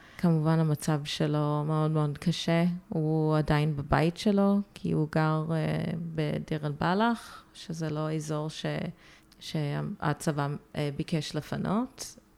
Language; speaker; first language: Hebrew; early bilingual, heritage; Hebrew